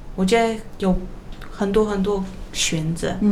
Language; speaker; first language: Chinese; non-native, fluent; Polish